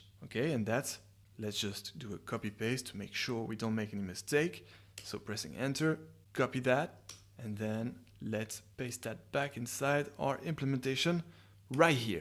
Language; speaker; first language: English; non-native, fluent; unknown